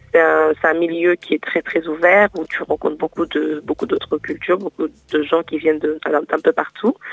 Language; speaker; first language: French; non-native, local second language; Wolof